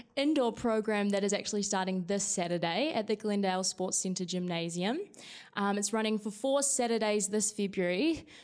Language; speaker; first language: English; native; English